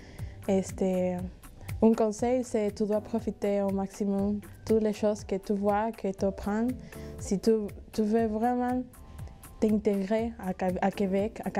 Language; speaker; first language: French; non-native, fluent; Spanish